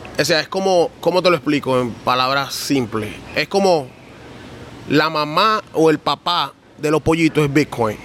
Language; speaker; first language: Spanish; early bilingual, heritage; Spanish